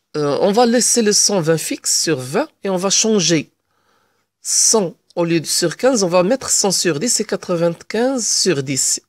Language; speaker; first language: French; non-native, local second language; Arabic